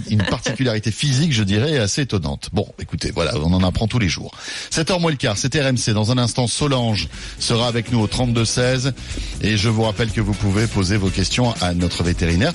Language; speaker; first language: French; native; French